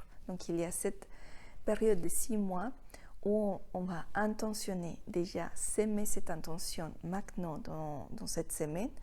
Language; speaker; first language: French; non-native, fluent; Spanish